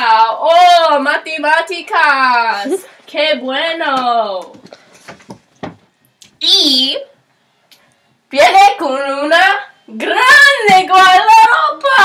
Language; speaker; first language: Spanish; non-native, learner; English